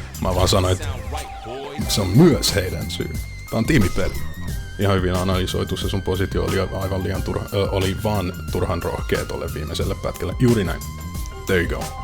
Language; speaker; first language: Finnish; non-native, fluent; English